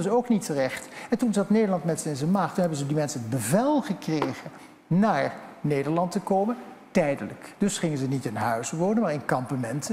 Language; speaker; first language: Dutch; native; Dutch